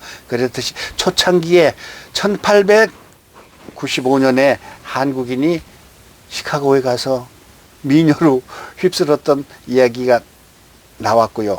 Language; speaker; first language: Korean; native; Korean